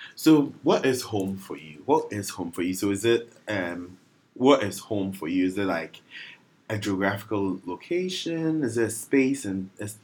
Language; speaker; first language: English; non-native, local second language; Akan